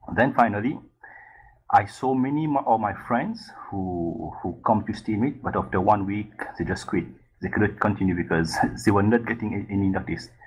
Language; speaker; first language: English; non-native, fluent; Morisyen